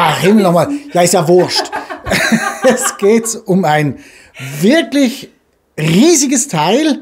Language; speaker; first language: German; native; German